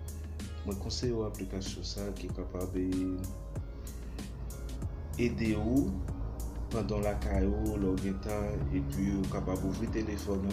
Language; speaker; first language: French; non-native, learner; Haitian Creole